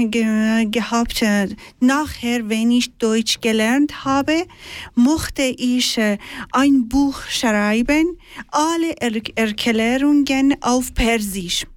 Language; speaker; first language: German; non-native, learner; Persian